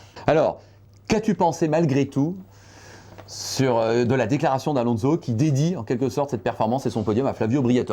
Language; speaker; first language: French; native; French